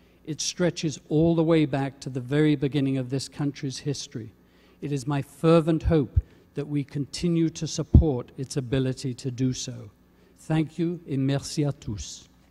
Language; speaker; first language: English; native; English